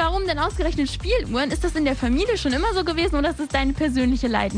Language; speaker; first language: German; native; German